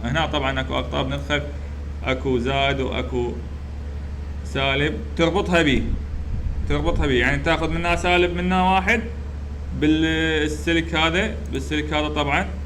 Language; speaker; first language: Arabic; native; Arabic